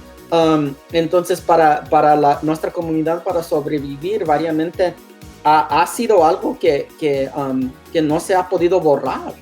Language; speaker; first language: Spanish; early bilingual, heritage; Spanish